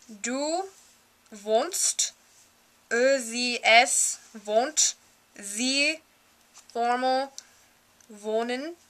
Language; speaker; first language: German; non-native, learner; English